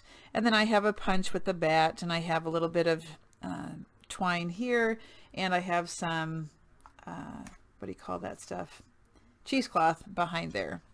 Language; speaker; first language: English; native; English